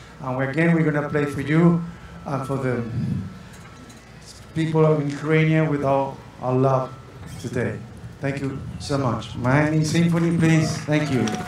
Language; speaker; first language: English; non-native, fluent; Spanish